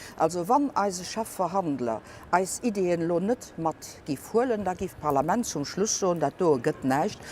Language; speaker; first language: Luxembourgish; native; Luxembourgish